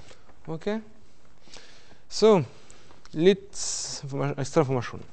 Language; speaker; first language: Norwegian; non-native, fluent; French